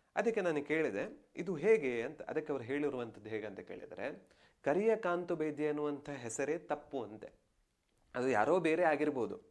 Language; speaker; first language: Kannada; non-native, local second language; Tulu